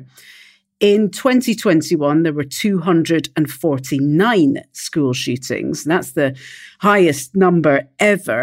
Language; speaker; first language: English; native; English